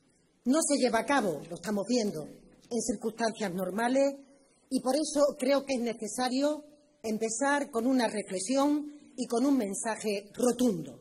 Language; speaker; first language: Spanish; native; Spanish